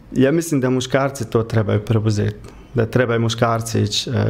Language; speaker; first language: Croatian; early bilingual, heritage; Croatian